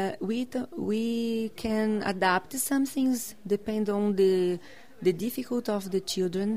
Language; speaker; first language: English; non-native, learner; Portuguese